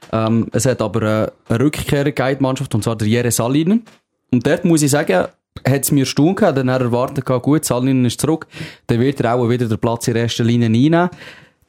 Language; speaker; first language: German; native; German